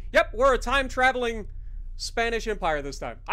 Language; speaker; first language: English; native; English